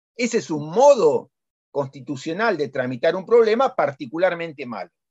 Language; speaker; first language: Spanish; native; Spanish